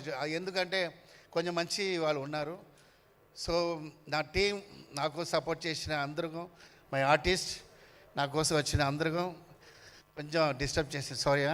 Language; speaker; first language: Telugu; non-native, fluent; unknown